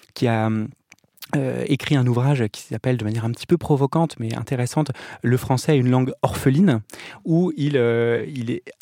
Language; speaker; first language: French; native; French